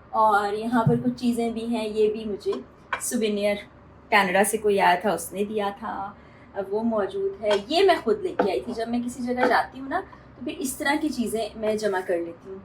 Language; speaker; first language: Urdu; native; Urdu